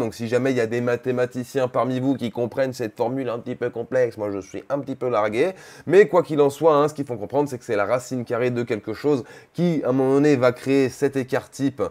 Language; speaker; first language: French; native; French